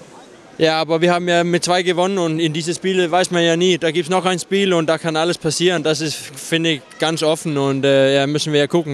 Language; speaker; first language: German; non-native, fluent; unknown